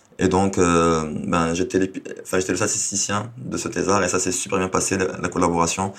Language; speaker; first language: French; non-native, local second language; Arabic